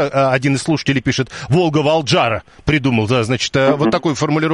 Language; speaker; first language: Russian; native; Russian